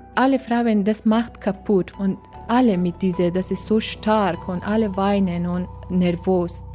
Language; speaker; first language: German; non-native, learner; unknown